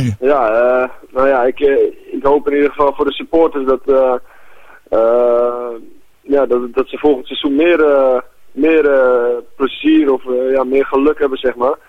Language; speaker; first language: Dutch; native; Dutch